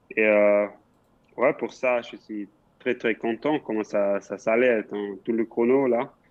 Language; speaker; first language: French; non-native, local second language; Swiss German